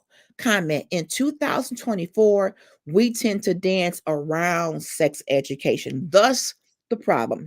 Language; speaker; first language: English; native; English